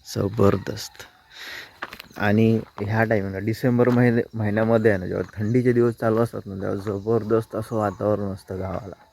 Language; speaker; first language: Marathi; native; Marathi